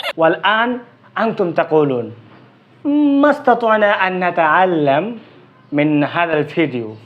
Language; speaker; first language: Arabic; non-native, fluent; Bangla